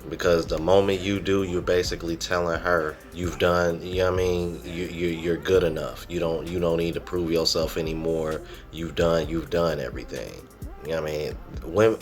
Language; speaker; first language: English; native; English